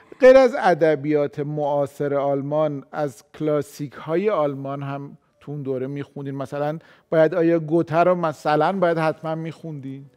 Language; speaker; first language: Persian; native; Persian